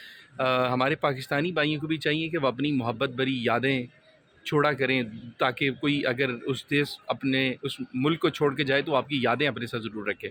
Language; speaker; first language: Urdu; native; Urdu